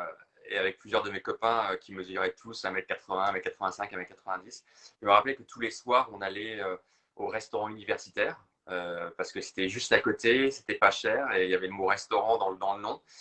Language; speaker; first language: French; native; French